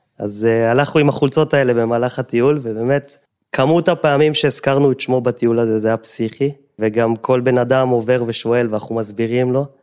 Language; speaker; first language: Hebrew; native; Hebrew